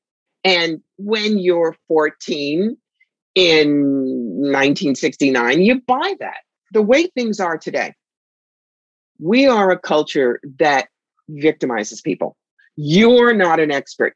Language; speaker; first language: English; native; English